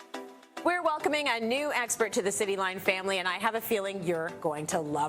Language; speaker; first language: English; native; English